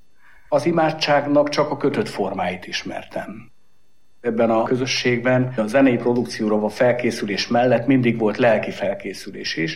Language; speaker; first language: Hungarian; native; Hungarian